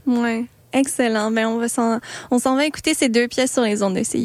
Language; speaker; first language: French; native; French